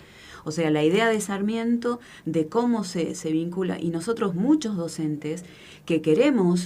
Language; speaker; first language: Spanish; native; Spanish